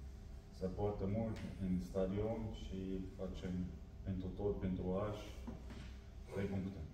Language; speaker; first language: Romanian; non-native, learner; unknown